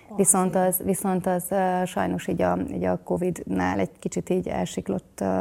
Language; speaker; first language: Hungarian; native; Hungarian